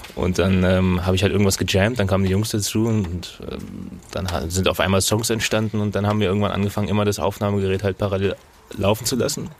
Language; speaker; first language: German; non-native, fluent; French